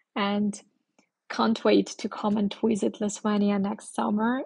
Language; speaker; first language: English; non-native, fluent; Ukrainian